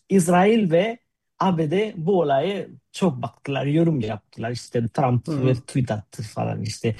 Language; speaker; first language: Turkish; non-native, fluent; Spanish